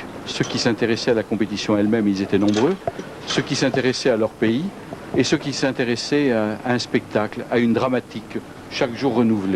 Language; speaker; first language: French; native; French